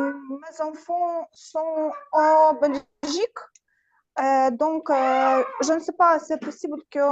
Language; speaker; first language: French; non-native, learner; Russian